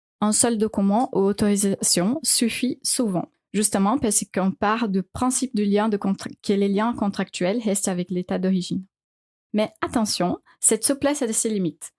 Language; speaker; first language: French; non-native, fluent; Portuguese